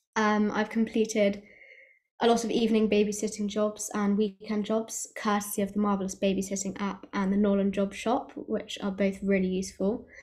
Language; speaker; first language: English; native; English